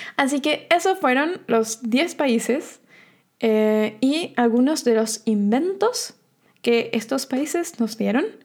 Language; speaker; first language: Spanish; native; Spanish